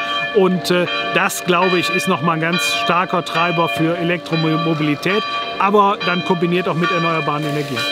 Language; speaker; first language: German; native; German